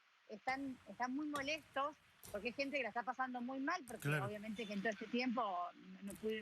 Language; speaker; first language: Spanish; native; Spanish